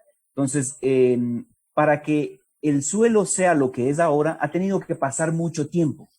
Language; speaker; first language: Spanish; native; Spanish